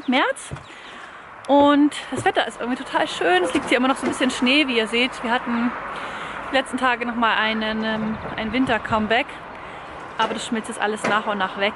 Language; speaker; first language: German; native; German